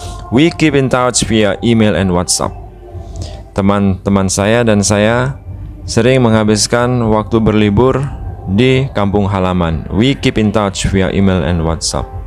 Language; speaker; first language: English; non-native, fluent; Indonesian